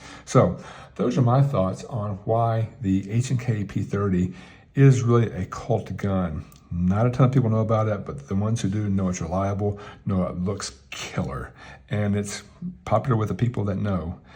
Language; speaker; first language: English; native; English